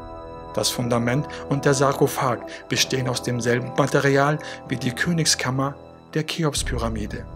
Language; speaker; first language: German; native; German